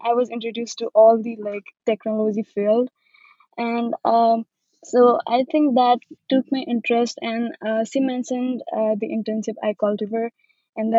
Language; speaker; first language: English; non-native, local second language; Nepali